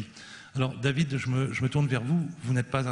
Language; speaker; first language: French; native; French